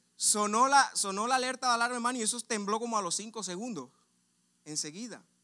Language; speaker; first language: Spanish; native; Spanish